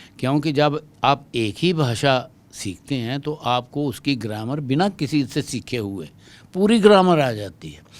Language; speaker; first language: Hindi; non-native, local second language; Dogri